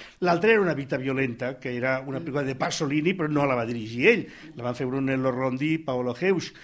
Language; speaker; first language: Catalan; native; Catalan